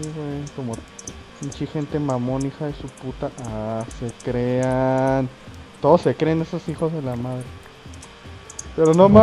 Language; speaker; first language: Spanish; native; Spanish